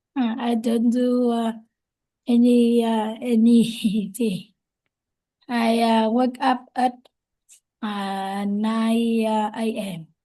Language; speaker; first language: English; non-native, learner; Vietnamese